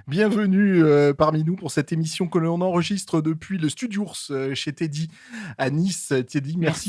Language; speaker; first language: French; native; French